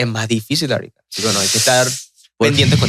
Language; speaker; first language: Spanish; native; Spanish